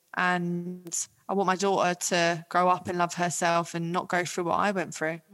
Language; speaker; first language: English; native; English